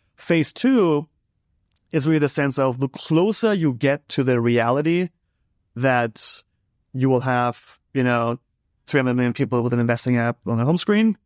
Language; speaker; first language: English; non-native, fluent; German